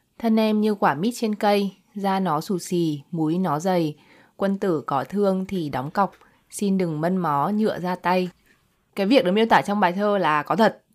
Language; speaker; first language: Vietnamese; native; Vietnamese